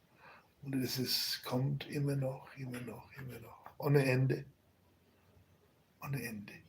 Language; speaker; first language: German; non-native, learner; Spanish